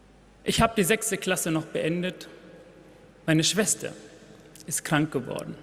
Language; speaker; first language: German; non-native, fluent; Tamil